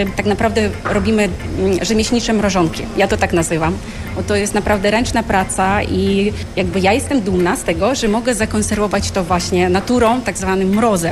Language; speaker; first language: Polish; non-native, fluent; Ukrainian